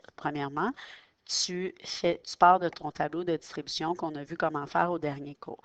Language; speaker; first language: French; native; French